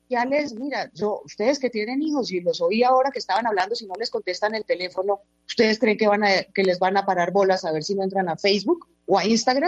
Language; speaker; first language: Spanish; native; Spanish